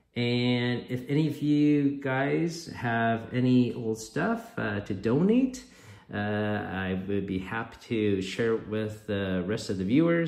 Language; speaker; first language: English; native; English